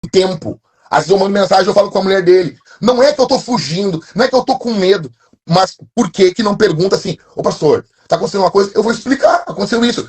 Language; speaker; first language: Portuguese; native; Portuguese